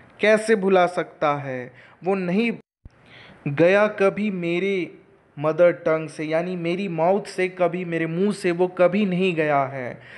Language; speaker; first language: Hindi; native; Hindi